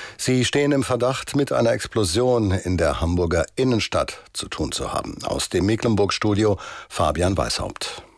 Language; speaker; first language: German; native; German